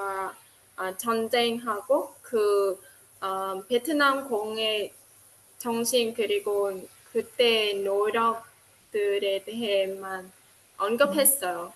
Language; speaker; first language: Korean; non-native, fluent; Vietnamese